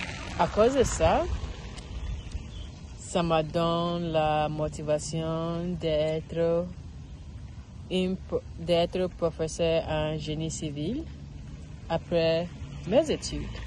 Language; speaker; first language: French; non-native, learner; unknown